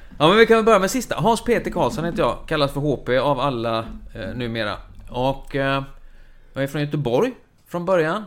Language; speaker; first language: Swedish; native; Swedish